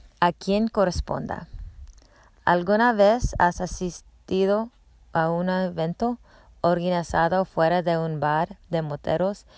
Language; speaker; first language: Spanish; non-native, learner; English